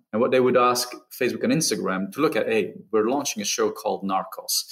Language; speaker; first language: English; non-native, fluent; Dutch